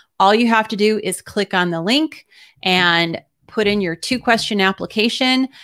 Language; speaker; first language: English; native; English